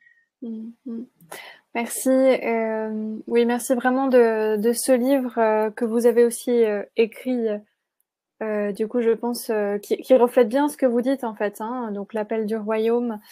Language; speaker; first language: French; native; French